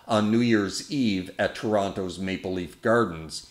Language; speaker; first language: English; native; English